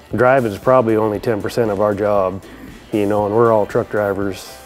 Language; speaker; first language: English; native; English